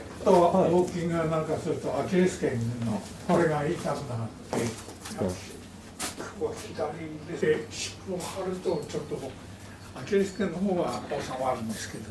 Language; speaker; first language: Japanese; native; Japanese